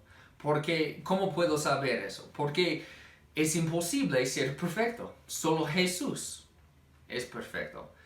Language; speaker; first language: Spanish; non-native, fluent; English